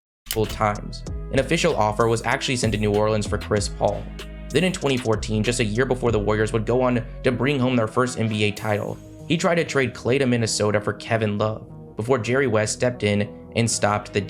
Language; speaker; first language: English; native; English